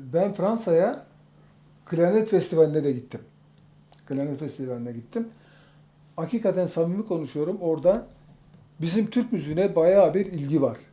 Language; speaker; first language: Turkish; native; Turkish